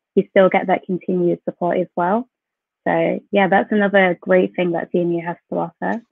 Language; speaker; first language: English; native; English